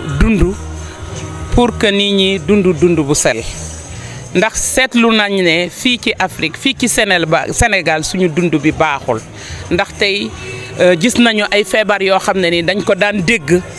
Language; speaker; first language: Wolof; non-native, local second language; Jola-Fonyi